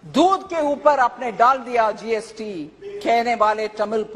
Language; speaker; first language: Hindi; non-native, local second language; Tamil